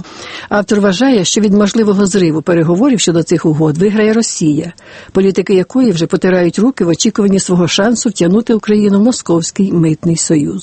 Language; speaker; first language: Ukrainian; native; Ukrainian